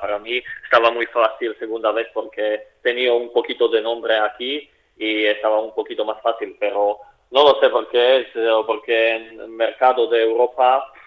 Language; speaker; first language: Spanish; non-native, fluent; Slovak